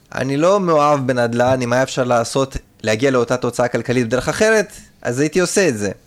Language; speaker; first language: Hebrew; early bilingual, other home language; Russian